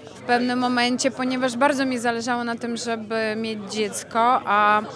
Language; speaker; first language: Polish; non-native, fluent; Ukrainian